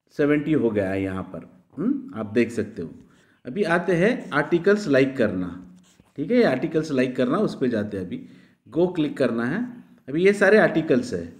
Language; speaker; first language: Hindi; non-native, local second language; Marathi